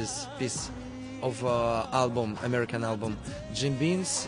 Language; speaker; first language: English; non-native, learner; Russian